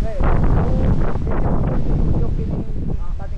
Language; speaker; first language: Chinese; non-native, learner; Filipino